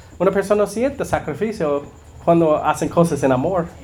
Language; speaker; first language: Spanish; non-native, learner; English